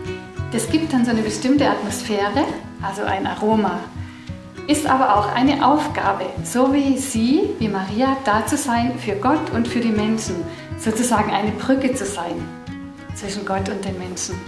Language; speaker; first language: German; native; German